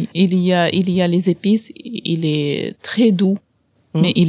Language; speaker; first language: French; non-native, learner; Arabic